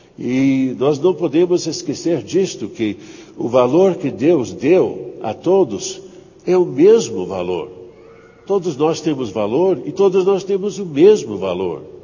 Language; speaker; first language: Portuguese; non-native, fluent; English